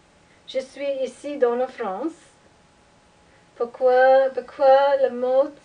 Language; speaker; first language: French; non-native, learner; English